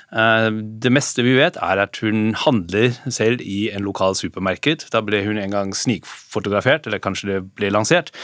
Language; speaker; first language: Norwegian; non-native, fluent; German